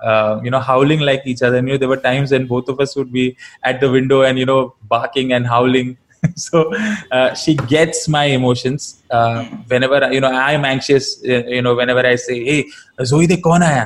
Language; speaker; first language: English; non-native, local second language; Malayalam